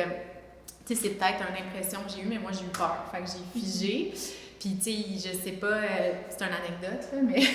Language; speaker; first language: French; native; French